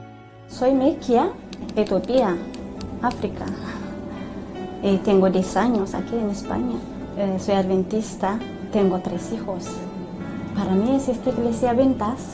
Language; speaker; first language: Spanish; non-native, learner; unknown